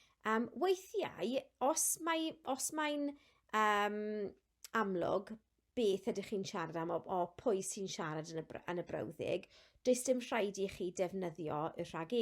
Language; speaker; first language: Welsh; non-native, local second language; English